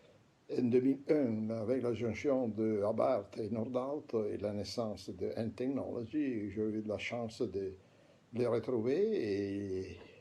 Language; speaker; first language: French; non-native, fluent; Italian